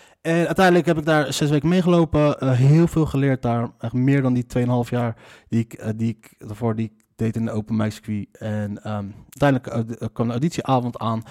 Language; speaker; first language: Dutch; early bilingual, other home language; Riffian